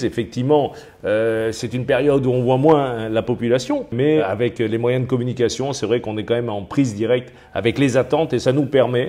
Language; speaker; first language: French; native; French